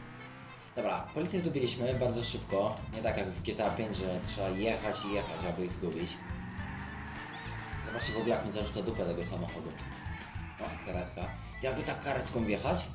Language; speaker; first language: Polish; native; Polish